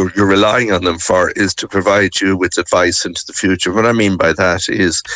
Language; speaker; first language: English; native; English